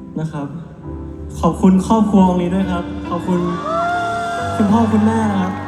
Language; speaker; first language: Thai; native; Thai